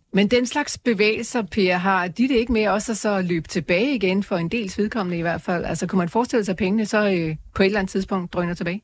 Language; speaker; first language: Danish; native; Danish